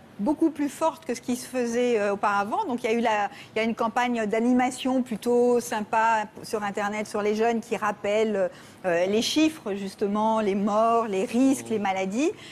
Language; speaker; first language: French; native; French